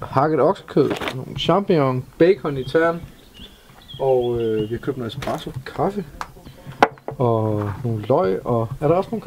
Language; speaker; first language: Danish; native; Danish